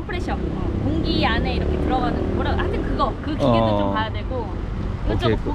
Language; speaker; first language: Korean; native; Korean